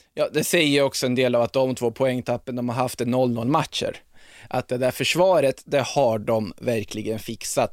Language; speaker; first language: Swedish; native; Swedish